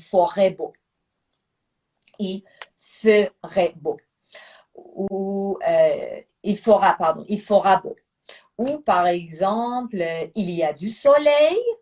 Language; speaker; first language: French; non-native, fluent; Persian